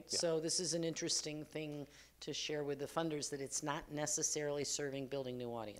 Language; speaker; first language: English; native; English